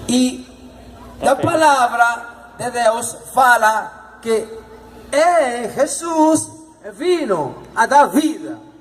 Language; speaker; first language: Portuguese; non-native, learner; Spanish